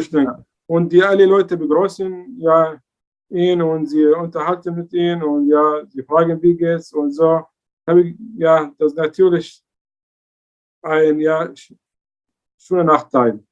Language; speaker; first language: German; non-native, learner; Arabic